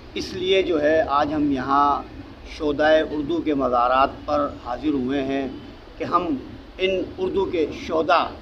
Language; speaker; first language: Urdu; native; Urdu